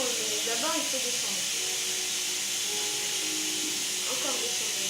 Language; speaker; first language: French; native; French